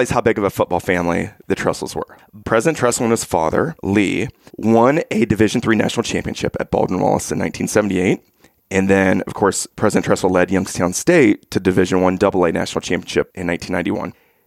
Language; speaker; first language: English; native; English